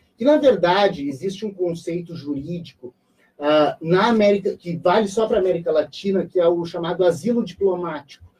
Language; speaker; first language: Portuguese; native; Portuguese